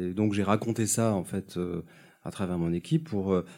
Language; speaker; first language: French; native; French